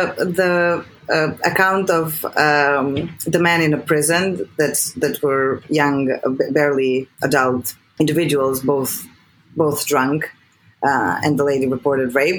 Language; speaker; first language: English; non-native, fluent; Serbian